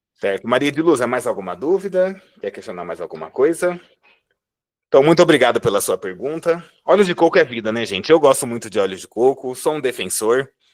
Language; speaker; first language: Portuguese; native; Portuguese